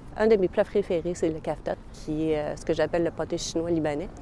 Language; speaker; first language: French; native; French